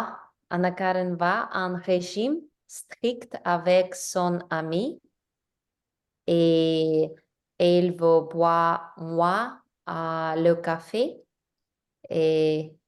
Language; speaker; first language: French; non-native, learner; Spanish